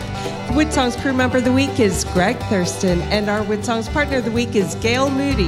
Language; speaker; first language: English; native; English